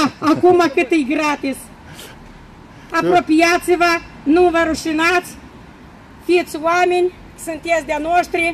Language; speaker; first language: Romanian; non-native, local second language; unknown